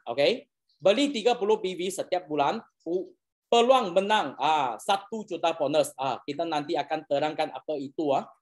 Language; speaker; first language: Malay; non-native, local second language; Chinese